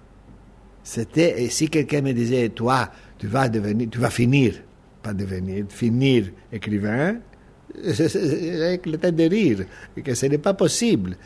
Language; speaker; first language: French; non-native, fluent; Greek